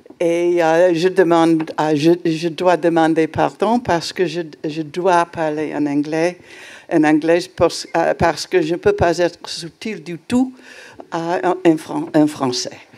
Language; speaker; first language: French; non-native, learner; English